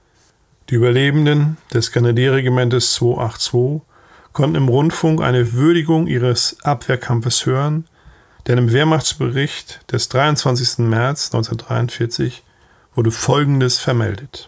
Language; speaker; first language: German; native; German